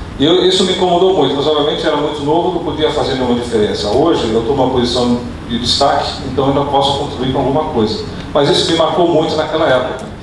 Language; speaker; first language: Portuguese; early bilingual, other home language; Dutch